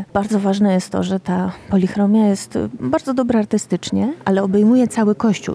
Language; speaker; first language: Polish; native; Polish